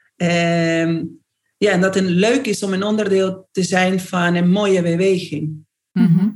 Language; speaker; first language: Dutch; non-native, fluent; Spanish